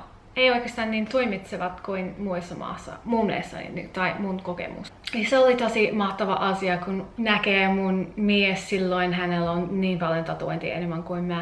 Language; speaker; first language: Finnish; non-native, learner; English